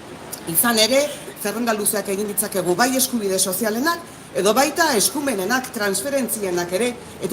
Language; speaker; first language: Basque; native; Basque